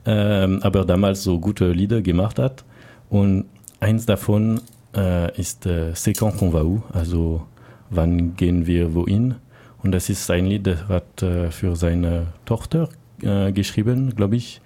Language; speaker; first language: German; non-native, learner; French